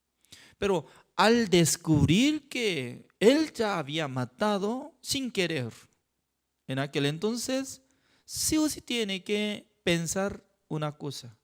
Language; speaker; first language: Spanish; non-native, fluent; Korean